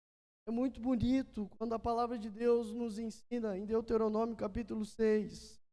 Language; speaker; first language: Portuguese; native; Portuguese